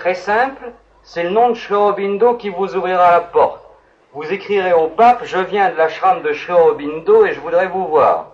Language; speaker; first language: French; native; French